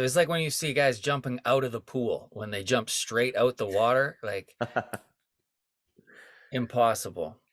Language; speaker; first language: English; native; English